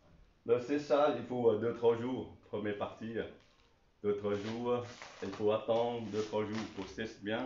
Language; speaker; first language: French; non-native, learner; Chinese